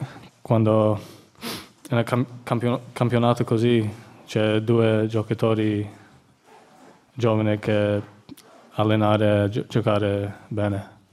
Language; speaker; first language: Italian; non-native, learner; English